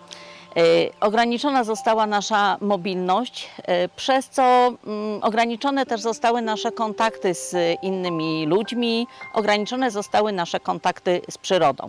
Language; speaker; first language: Polish; native; Polish